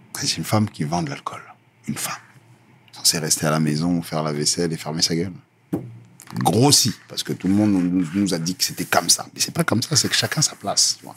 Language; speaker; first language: French; early bilingual, other home language; Lingala